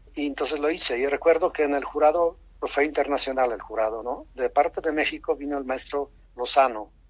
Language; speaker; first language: Spanish; non-native, fluent; Polish